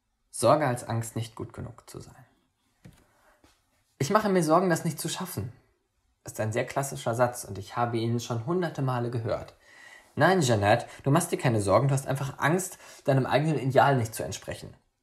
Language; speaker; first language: German; native; German